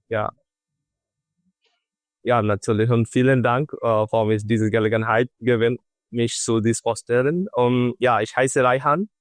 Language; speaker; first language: German; non-native, learner; Bangla